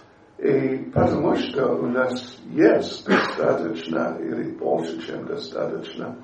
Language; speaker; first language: Russian; non-native, learner; English